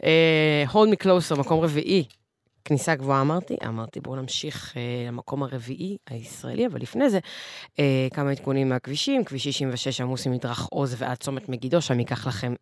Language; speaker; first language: Hebrew; native; Hebrew